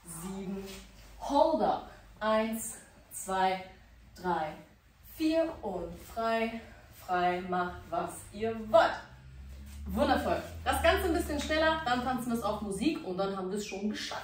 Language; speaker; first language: German; native; German